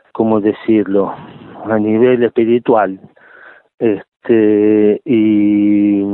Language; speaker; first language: Spanish; native; Spanish